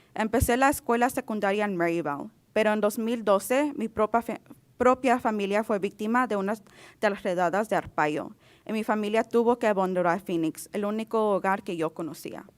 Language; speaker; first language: Spanish; early bilingual, other home language; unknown